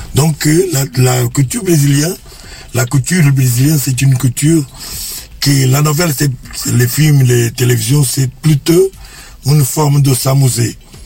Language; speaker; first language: French; non-native, fluent; Portuguese